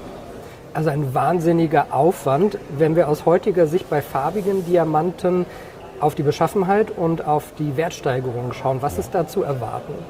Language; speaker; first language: German; native; German